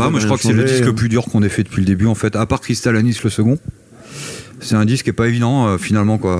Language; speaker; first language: French; native; French